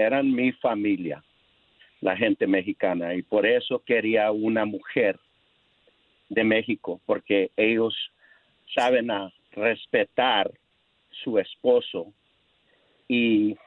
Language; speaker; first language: Spanish; non-native, learner; English